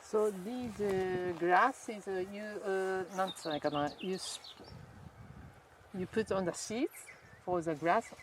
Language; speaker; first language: English; non-native, learner; Japanese